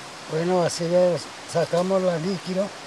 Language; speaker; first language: Spanish; non-native, local second language; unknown